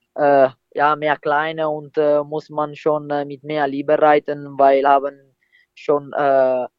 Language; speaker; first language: German; non-native, fluent; Italian